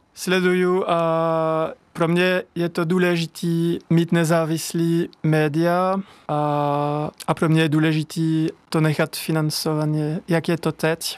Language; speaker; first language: Czech; non-native, learner; French